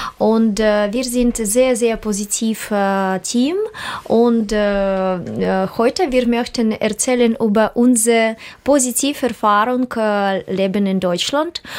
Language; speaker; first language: German; non-native, learner; Russian